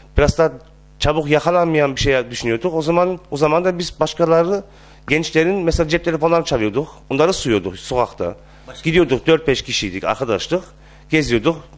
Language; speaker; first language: Turkish; early bilingual, heritage; Turkish